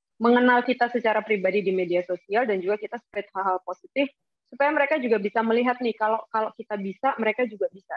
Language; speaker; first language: Indonesian; native; Indonesian